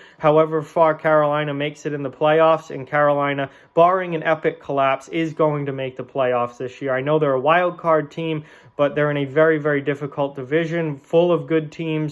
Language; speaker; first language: English; native; English